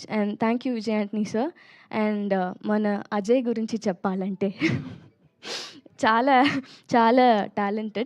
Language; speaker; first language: Telugu; non-native, learner; Tamil